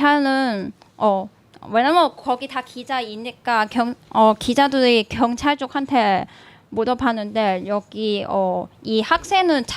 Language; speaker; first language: Korean; non-native, learner; Cantonese